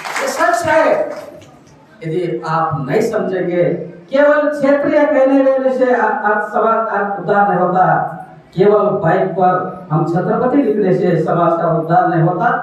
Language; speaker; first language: Hindi; non-native, local second language; Marathi